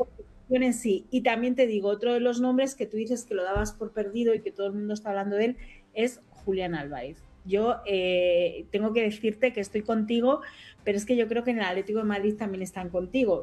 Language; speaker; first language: Spanish; native; Spanish